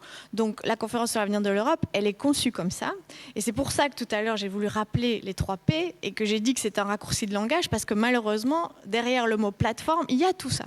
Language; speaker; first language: French; native; French